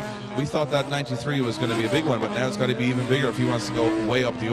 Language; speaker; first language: English; native; English